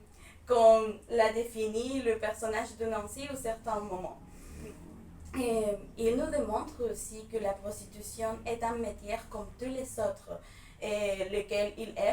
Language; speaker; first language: French; non-native, fluent; Spanish